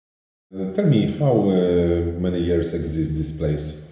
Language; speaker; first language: English; non-native, learner; Polish